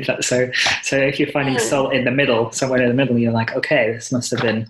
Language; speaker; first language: English; native; English